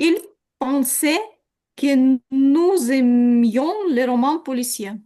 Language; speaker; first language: French; non-native, learner; Ukrainian